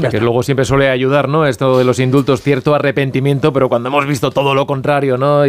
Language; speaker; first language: Spanish; native; Spanish